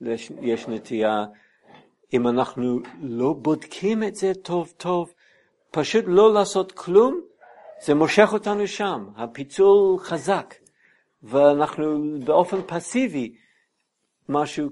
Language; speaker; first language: Hebrew; non-native, fluent; English